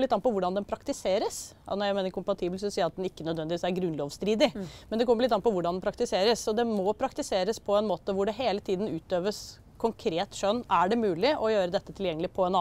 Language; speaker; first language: Norwegian; native; Norwegian